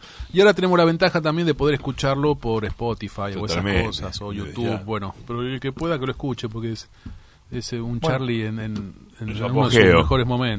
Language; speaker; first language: Spanish; native; Spanish